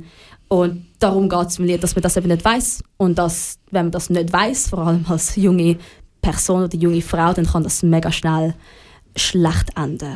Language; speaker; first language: German; native; German